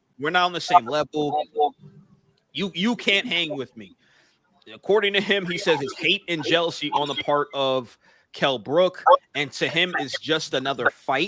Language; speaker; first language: English; native; English